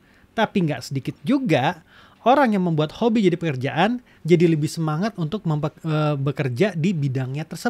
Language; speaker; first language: Indonesian; native; Indonesian